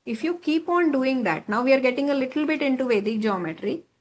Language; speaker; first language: English; non-native, local second language; Marathi